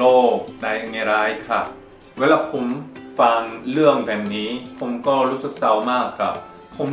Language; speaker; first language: Thai; non-native, fluent; Korean